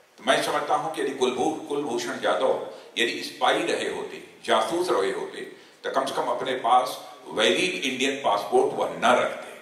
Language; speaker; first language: Hindi; native; Hindi